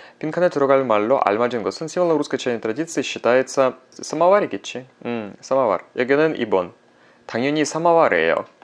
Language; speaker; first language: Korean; non-native, fluent; Russian